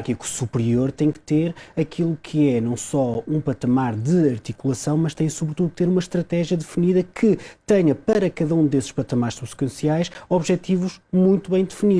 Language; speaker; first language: Portuguese; native; Portuguese